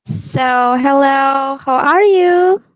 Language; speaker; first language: English; non-native, fluent; Indonesian